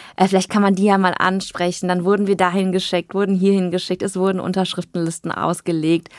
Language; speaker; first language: German; native; German